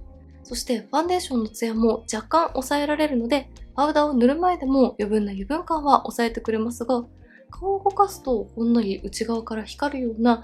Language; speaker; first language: Japanese; native; Japanese